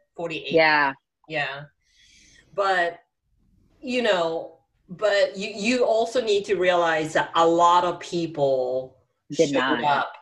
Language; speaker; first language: English; non-native, fluent; Japanese